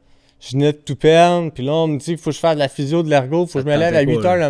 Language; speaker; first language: French; native; French